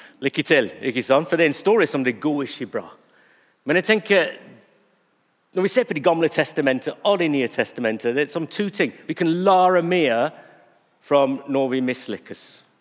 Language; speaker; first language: Norwegian; non-native, fluent; English